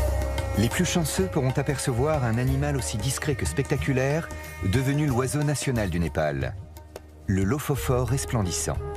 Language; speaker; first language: French; native; French